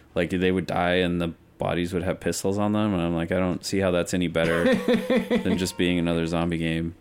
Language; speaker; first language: English; native; English